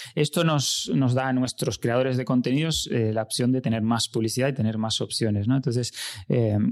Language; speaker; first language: Spanish; native; Spanish